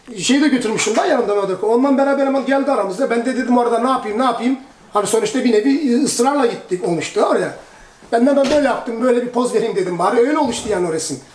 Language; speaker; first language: Turkish; early bilingual, heritage; Turkish